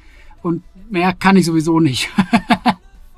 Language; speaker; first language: German; native; German